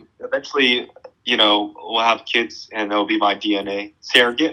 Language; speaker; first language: English; early bilingual, other home language; Vietnamese